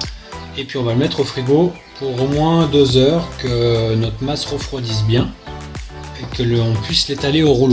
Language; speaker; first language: French; native; French